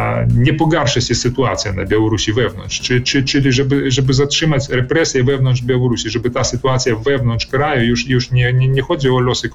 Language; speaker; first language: Polish; early bilingual, heritage; Polish